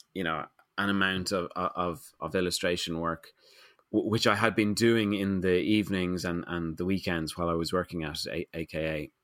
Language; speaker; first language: English; native; English